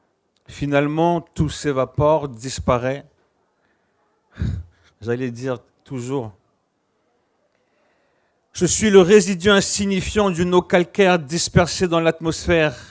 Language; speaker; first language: French; native; French